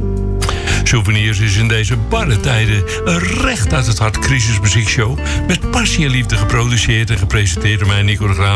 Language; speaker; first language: Dutch; native; Dutch